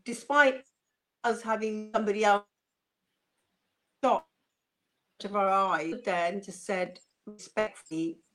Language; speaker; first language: English; non-native, local second language; Punjabi